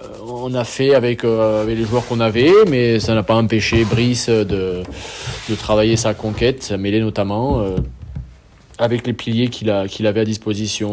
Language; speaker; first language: French; native; French